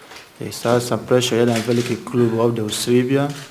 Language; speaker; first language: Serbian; non-native, learner; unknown